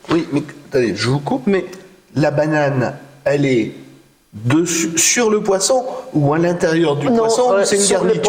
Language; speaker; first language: French; native; French